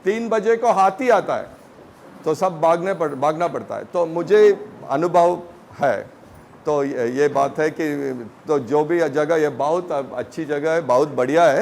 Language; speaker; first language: Hindi; non-native, local second language; Tamil